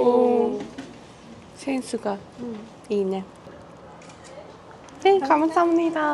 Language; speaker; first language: Korean; non-native, learner; Japanese